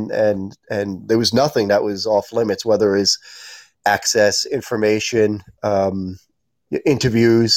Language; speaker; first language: English; native; English